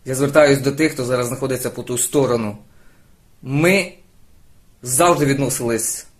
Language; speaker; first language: Ukrainian; non-native, local second language; Russian